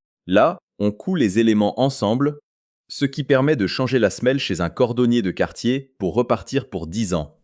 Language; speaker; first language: French; native; French